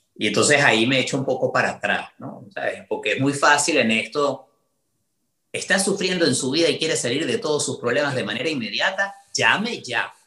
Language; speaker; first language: Spanish; native; Spanish